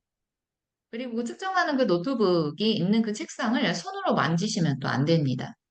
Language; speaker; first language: Korean; native; Korean